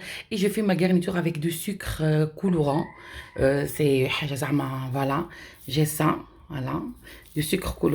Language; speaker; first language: French; non-native, local second language; Arabic